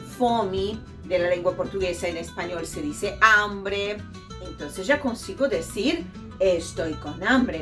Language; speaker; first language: Spanish; non-native, fluent; Portuguese